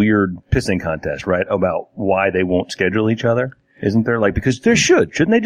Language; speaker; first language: English; native; English